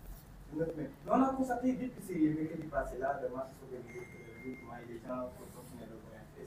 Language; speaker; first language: French; non-native, local second language; Wolof